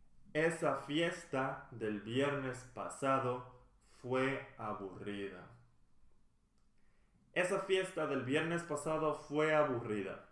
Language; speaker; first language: Spanish; non-native, fluent; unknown